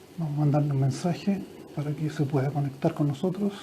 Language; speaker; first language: Spanish; native; Spanish